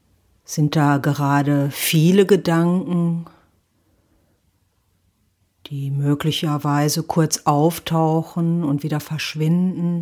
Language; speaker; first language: German; native; German